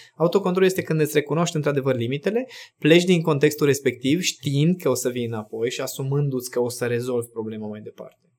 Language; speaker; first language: Romanian; non-native, local second language; Hungarian